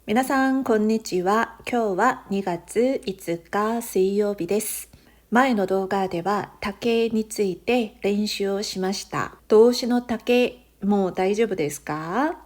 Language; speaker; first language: Japanese; non-native, fluent; Korean